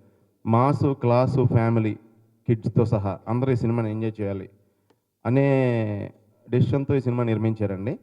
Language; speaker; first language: Telugu; native; Telugu